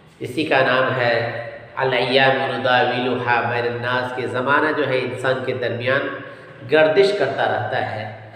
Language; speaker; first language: Urdu; native; Urdu